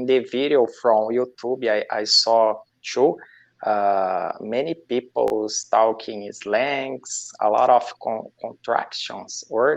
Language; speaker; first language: English; non-native, learner; Portuguese